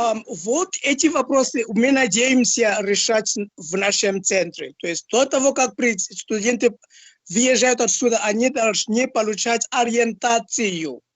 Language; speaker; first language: Russian; non-native, fluent; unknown